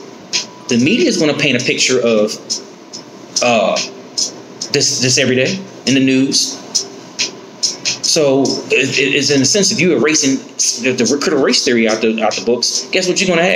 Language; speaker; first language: English; native; English